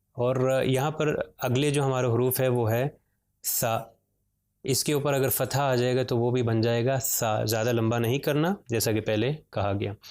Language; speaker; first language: Urdu; native; Urdu